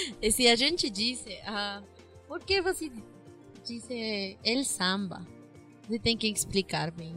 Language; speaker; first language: Portuguese; non-native, learner; Spanish